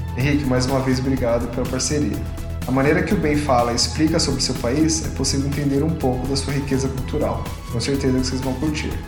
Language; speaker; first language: Portuguese; native; Portuguese